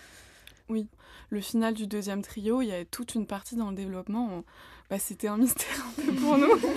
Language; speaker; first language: French; native; French